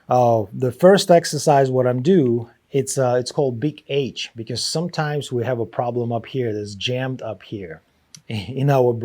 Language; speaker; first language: English; non-native, fluent; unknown